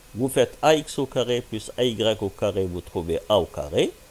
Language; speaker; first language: French; non-native, local second language; Arabic